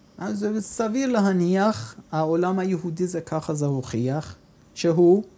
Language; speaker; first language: Hebrew; non-native, fluent; Persian